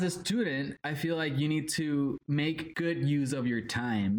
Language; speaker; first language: English; non-native, fluent; Spanish